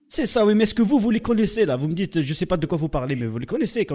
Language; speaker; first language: French; native; French